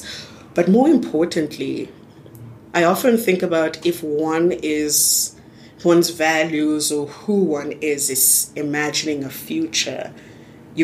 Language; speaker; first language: English; non-native, local second language; Tswana